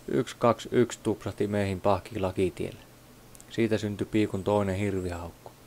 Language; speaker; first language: Finnish; native; Finnish